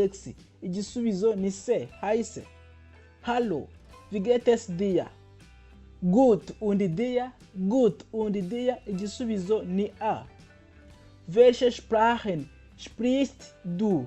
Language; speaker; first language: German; non-native, fluent; Kinyarwanda